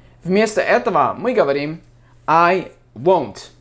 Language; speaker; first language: Russian; non-native, fluent; English